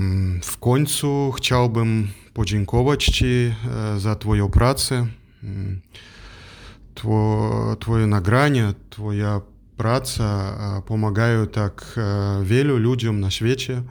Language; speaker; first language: Polish; non-native, learner; German